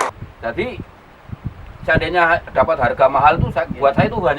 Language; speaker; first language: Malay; non-native, local second language; Javanese